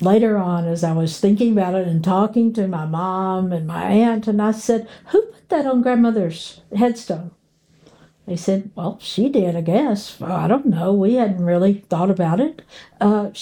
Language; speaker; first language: English; native; English